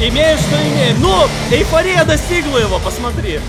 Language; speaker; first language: Russian; native; Russian